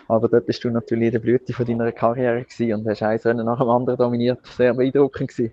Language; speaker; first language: German; native; German